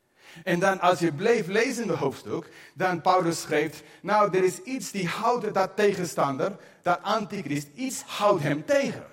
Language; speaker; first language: Dutch; non-native, fluent; English